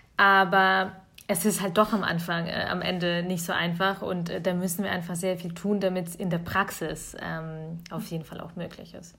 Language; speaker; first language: German; early bilingual, other home language; Russian